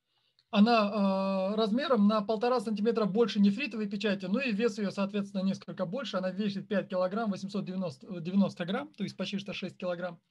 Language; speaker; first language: Russian; native; Russian